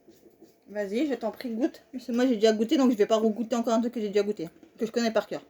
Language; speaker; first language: French; native; French